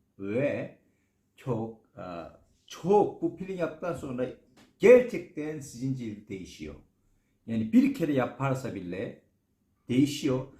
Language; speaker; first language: Turkish; non-native, learner; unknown